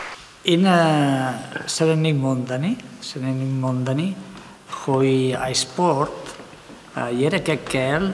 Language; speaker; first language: Hungarian; non-native, learner; Spanish